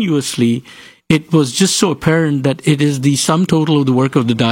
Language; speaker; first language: English; non-native, local second language; Gujarati